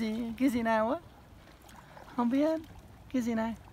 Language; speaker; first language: Vietnamese; non-native, learner; English